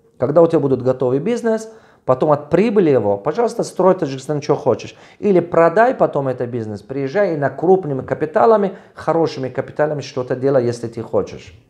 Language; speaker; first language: Russian; non-native, local second language; Tajik